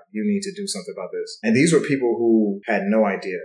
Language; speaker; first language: English; native; English